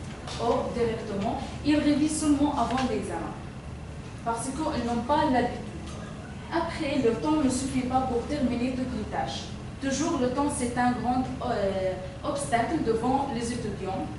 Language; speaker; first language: French; non-native, fluent; Arabic